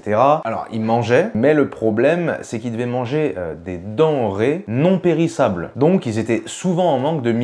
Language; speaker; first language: French; native; French